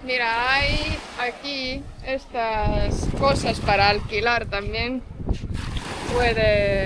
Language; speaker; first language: Spanish; non-native, fluent; Estonian